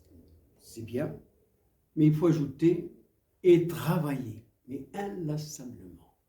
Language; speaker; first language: French; non-native, local second language; Arabic